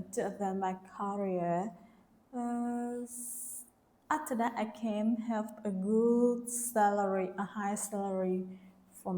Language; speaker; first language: English; non-native, learner; Vietnamese